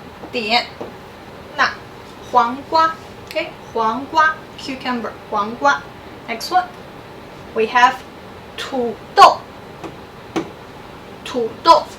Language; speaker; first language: Chinese; non-native, fluent; English